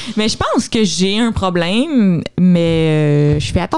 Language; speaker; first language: French; native; French